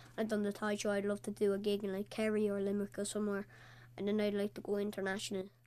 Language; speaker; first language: English; native; English